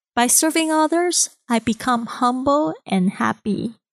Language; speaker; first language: English; non-native, fluent; Chinese